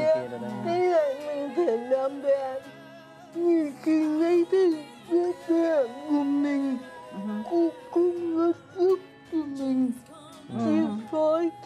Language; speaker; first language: Vietnamese; early bilingual, heritage; Vietnamese